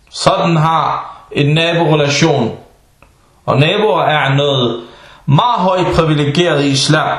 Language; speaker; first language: Danish; early bilingual, other home language; Arabic